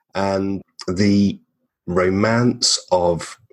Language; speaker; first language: English; native; English